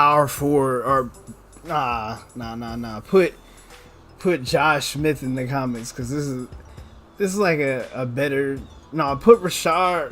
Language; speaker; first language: English; native; English